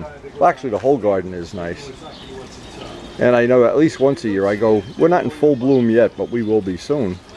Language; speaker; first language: English; native; English